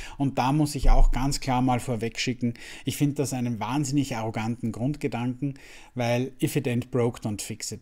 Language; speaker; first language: German; native; German